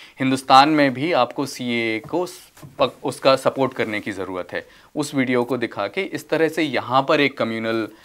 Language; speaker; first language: Hindi; native; Hindi